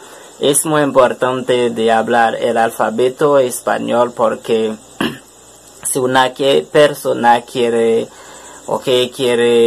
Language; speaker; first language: Spanish; non-native, learner; French